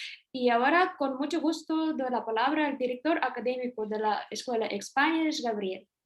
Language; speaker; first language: Spanish; non-native, fluent; Russian